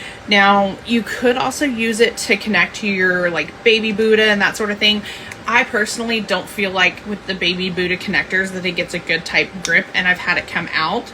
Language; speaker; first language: English; native; English